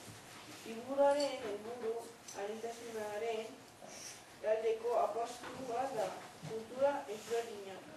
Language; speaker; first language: Basque; early bilingual, other home language; Spanish